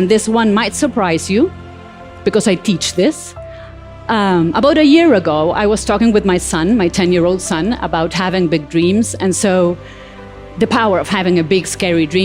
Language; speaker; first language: English; non-native, fluent; Spanish